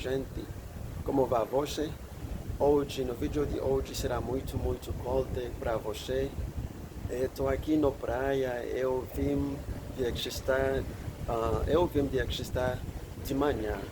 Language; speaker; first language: Portuguese; non-native, learner; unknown